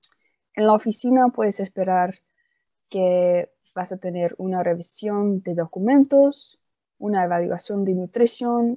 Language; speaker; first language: Spanish; non-native, fluent; English